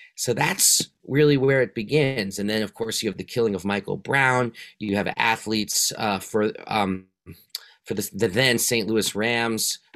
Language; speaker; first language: English; native; English